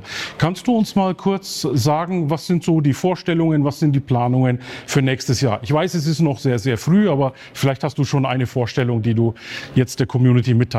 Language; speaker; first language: German; native; German